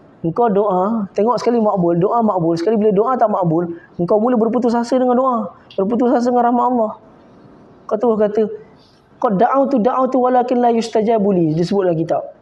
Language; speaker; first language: Malay; native; Malay